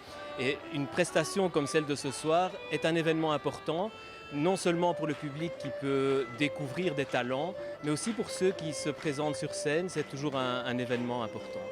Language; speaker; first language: French; native; French